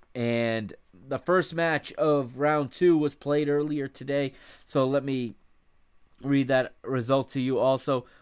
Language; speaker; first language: English; native; English